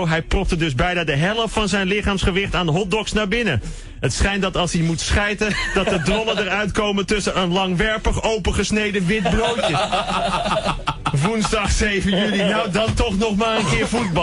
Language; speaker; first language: Dutch; native; Dutch